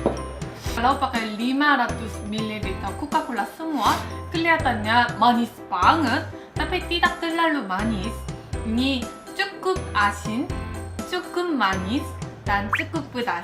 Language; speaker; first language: Indonesian; non-native, fluent; Korean